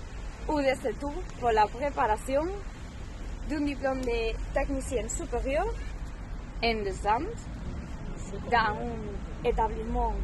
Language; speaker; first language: French; non-native, learner; Spanish